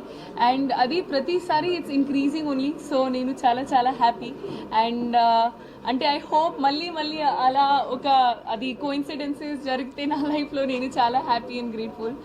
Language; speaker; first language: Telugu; non-native, learner; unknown